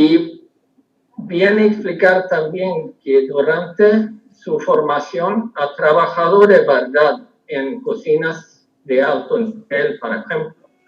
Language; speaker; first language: Spanish; non-native, fluent; Swedish